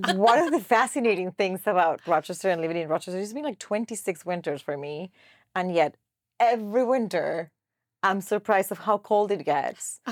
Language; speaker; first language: English; non-native, fluent; Spanish